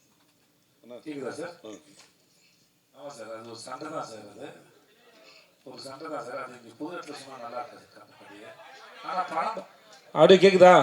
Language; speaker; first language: Tamil; native; Tamil